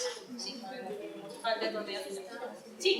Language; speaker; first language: Spanish; native; Spanish